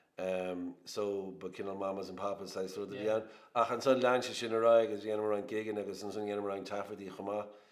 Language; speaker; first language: Irish; native; Irish